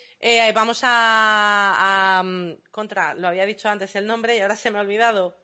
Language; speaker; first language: Spanish; native; Spanish